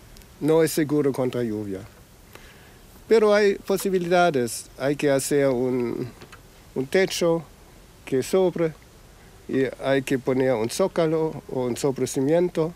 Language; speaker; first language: Spanish; non-native, fluent; German